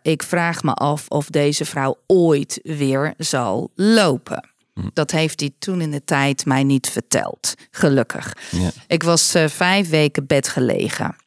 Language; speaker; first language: Dutch; non-native, fluent; English